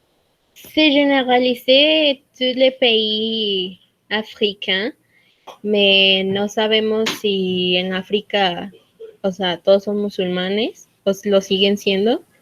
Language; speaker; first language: French; non-native, learner; Spanish